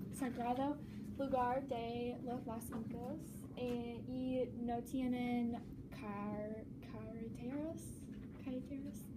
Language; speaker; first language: Spanish; non-native, learner; English